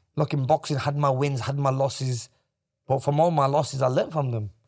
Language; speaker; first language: English; native; English